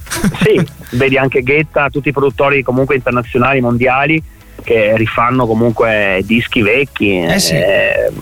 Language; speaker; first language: Italian; native; Italian